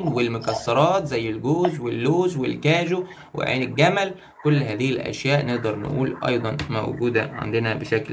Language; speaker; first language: Arabic; native; Arabic